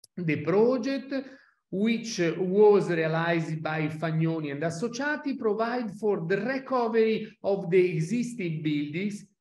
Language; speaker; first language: English; non-native, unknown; Italian